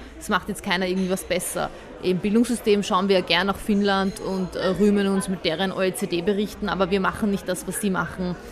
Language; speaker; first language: German; early bilingual, other home language; Bosnian